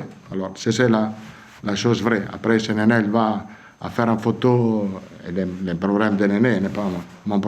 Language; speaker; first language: French; non-native, fluent; Italian